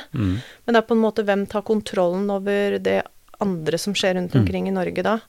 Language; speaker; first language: Norwegian; native; Norwegian